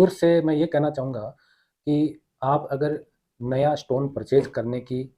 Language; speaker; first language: Hindi; native; Hindi